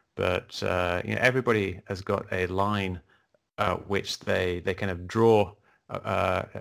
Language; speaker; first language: English; native; English